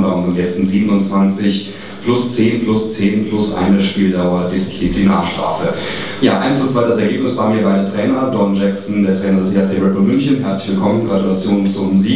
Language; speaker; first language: German; native; German